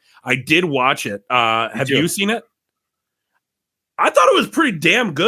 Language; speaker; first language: English; native; English